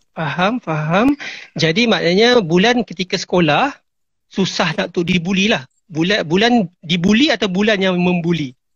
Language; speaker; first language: Malay; native; Malay